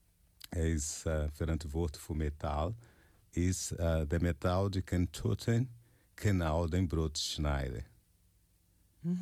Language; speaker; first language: German; non-native, fluent; Portuguese